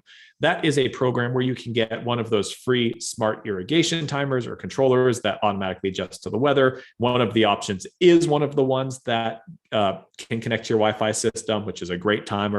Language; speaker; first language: English; native; English